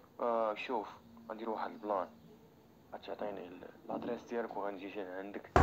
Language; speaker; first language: Arabic; native; Arabic